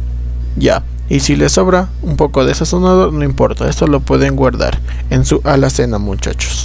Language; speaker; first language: Spanish; native; Spanish